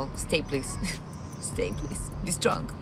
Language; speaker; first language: English; non-native, learner; Russian